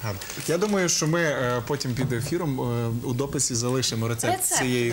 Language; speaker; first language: Ukrainian; native; Ukrainian